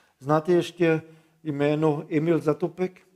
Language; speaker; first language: Czech; non-native, fluent; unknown